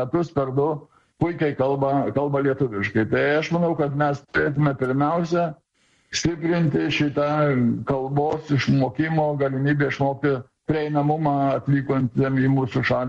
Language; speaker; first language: Lithuanian; native; Lithuanian